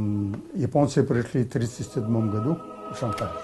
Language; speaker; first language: Russian; early bilingual, heritage; Russian